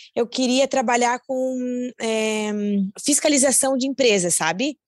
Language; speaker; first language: Portuguese; native; Portuguese